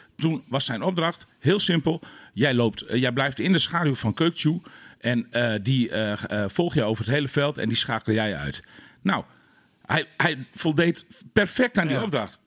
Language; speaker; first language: Dutch; native; Dutch